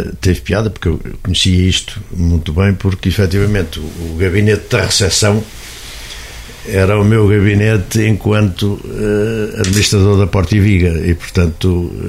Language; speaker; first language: Portuguese; native; Portuguese